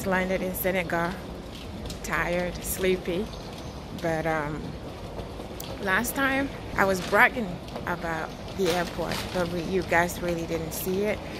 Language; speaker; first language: English; non-native, fluent; Wolof